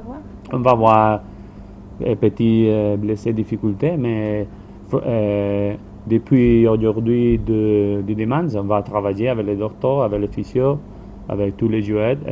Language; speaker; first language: French; non-native, learner; Spanish